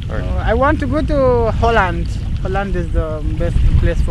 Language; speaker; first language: English; non-native, learner; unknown